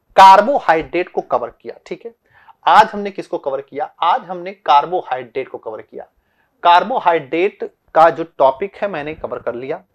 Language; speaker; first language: Hindi; native; Hindi